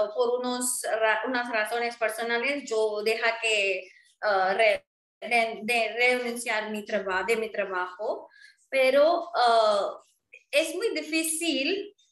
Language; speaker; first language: Spanish; non-native, fluent; Marwari